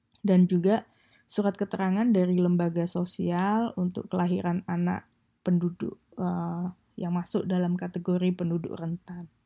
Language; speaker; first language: Indonesian; native; Indonesian